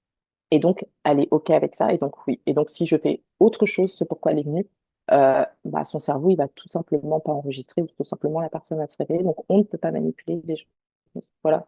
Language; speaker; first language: French; native; French